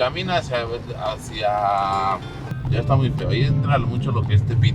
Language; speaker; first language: Spanish; native; Spanish